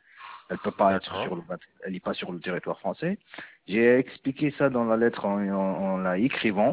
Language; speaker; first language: French; non-native, local second language; Arabic